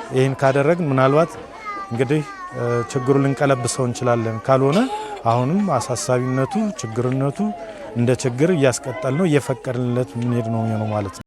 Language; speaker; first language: Amharic; native; Amharic